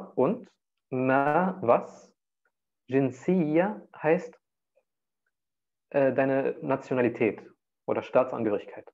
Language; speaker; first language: German; early bilingual, other home language; Turkish